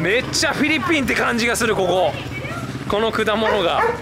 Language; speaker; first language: Japanese; native; Japanese